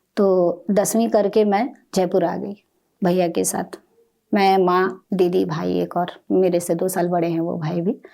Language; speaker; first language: Hindi; native; Hindi